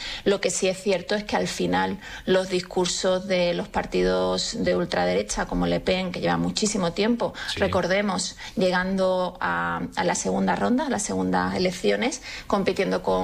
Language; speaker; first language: Spanish; native; Spanish